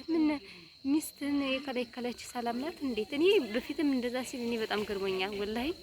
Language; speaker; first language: Amharic; native; Amharic